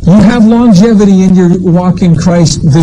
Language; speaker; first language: English; native; English